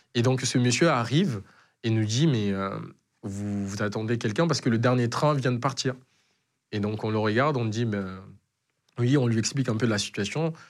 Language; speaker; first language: French; native; French